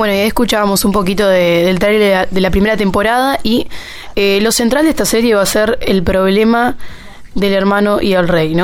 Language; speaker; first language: Spanish; native; Spanish